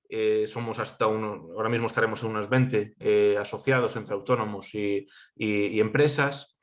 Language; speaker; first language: Spanish; native; Spanish